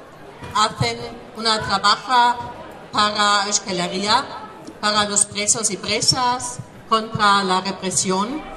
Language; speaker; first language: Spanish; non-native, learner; German